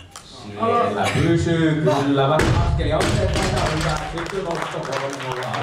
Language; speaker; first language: Finnish; native; Finnish